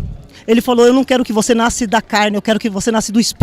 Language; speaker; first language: Portuguese; native; Portuguese